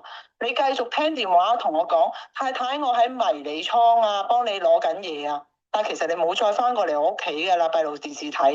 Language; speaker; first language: Cantonese; native; Cantonese